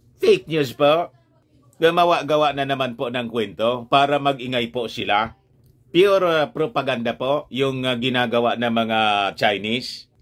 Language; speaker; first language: Filipino; native; Filipino